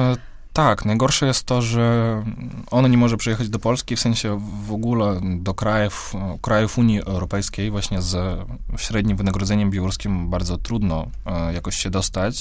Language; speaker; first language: Polish; non-native, fluent; Russian